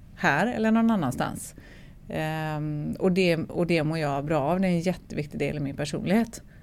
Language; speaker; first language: Swedish; native; Swedish